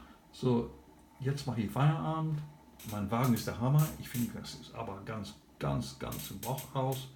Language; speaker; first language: German; non-native, learner; English